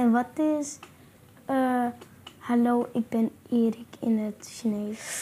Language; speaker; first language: Dutch; early bilingual, other home language; Italian